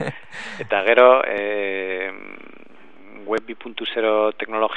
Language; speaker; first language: Basque; non-native, learner; Spanish